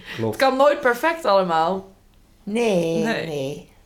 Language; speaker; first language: Dutch; native; Dutch